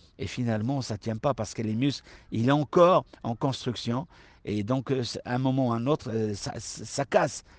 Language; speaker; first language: French; non-native, local second language; Arabic